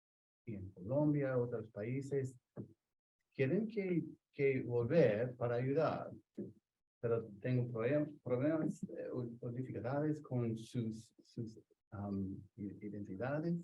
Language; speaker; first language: Spanish; non-native, learner; English